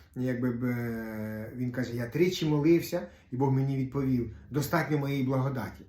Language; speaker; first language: Ukrainian; non-native, local second language; Russian